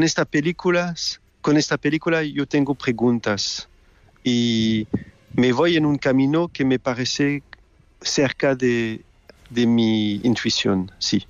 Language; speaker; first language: Spanish; non-native, learner; French